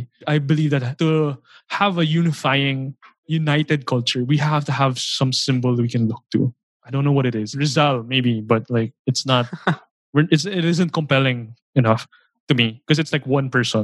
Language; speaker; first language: English; non-native, local second language; Filipino